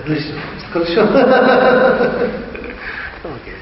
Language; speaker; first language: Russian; non-native, learner; Tibetan